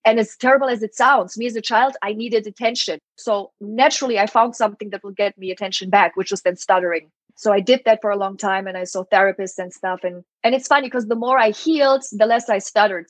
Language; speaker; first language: English; non-native, fluent; German